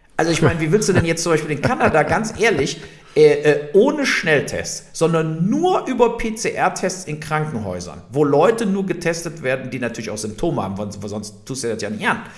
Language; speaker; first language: German; native; German